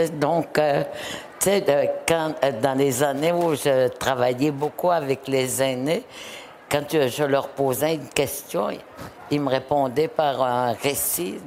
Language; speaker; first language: French; non-native, local second language; Innu-aimun